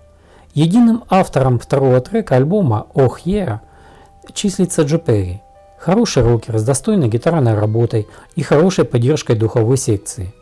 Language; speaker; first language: Russian; native; Russian